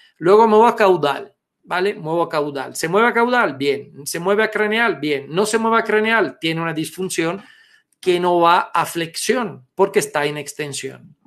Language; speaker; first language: Spanish; non-native, fluent; Italian